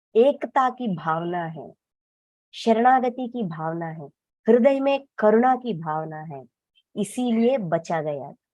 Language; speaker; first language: Hindi; non-native, local second language; Telugu